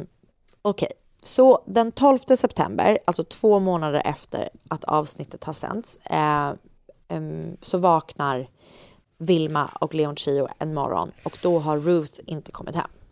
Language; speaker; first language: Swedish; native; Swedish